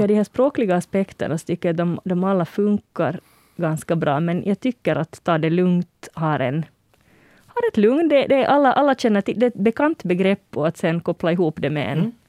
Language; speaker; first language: Swedish; native; Swedish